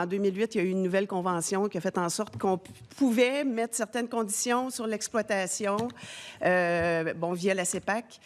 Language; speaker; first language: French; native; French